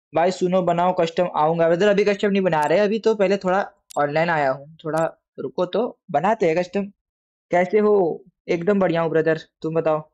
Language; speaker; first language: Hindi; non-native, local second language; Gujarati